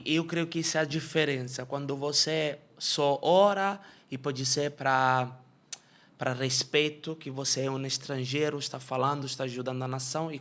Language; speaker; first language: Portuguese; non-native, fluent; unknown